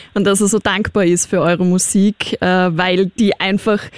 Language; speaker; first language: German; native; German